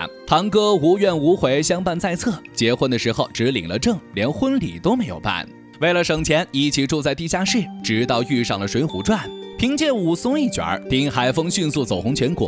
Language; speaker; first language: Chinese; native; Chinese